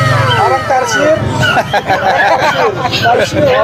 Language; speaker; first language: Filipino; native; Filipino